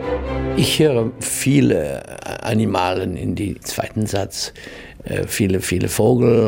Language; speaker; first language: German; non-native, learner; English